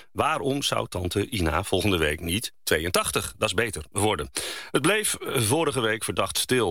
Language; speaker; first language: Dutch; native; Dutch